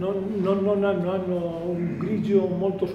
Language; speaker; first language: Italian; non-native, fluent; Spanish